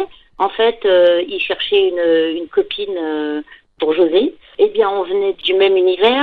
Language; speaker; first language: French; native; French